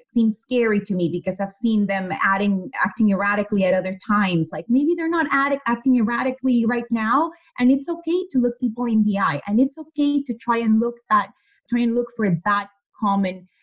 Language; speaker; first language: English; non-native, fluent; Spanish